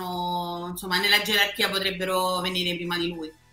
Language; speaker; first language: Italian; native; Italian